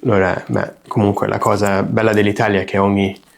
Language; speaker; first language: Italian; non-native, fluent; English